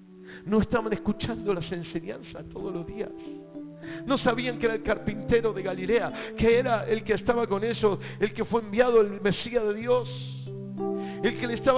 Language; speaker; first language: Spanish; native; Spanish